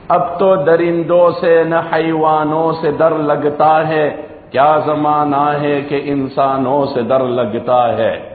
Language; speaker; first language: Urdu; non-native, local second language; Gujarati